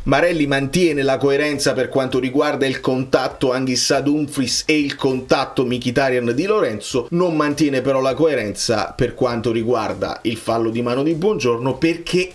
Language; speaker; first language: Italian; native; Italian